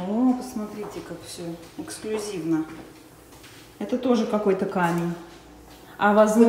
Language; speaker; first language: Russian; native; Russian